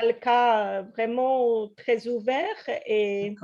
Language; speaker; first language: French; non-native, fluent; Polish